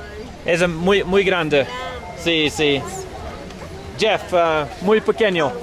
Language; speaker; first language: Spanish; non-native, learner; English